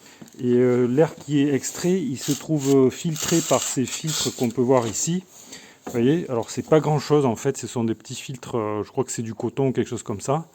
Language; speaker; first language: French; native; French